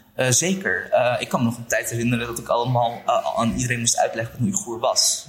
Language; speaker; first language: Dutch; early bilingual, other home language; Uyghur